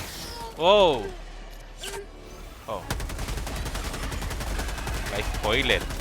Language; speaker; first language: Malayalam; native; Malayalam